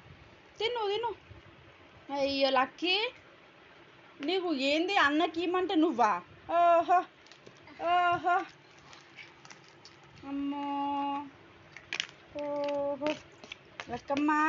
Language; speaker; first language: Telugu; native; Telugu